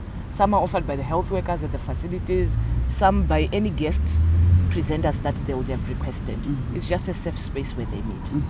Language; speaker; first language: English; non-native, local second language; Shona